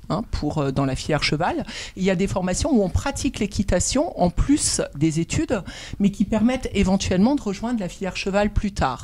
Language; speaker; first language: French; native; French